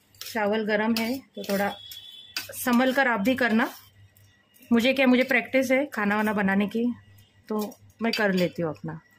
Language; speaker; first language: Hindi; native; Hindi